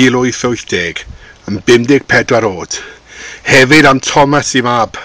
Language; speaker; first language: Welsh; non-native, local second language; English